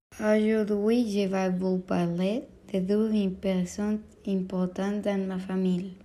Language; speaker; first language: French; non-native, learner; Spanish